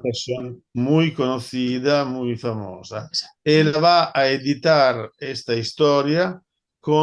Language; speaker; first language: Spanish; non-native, fluent; Italian